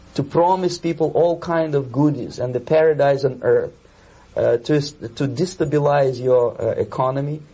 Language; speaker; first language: English; native; English